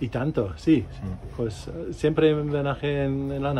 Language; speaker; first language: Spanish; non-native, fluent; English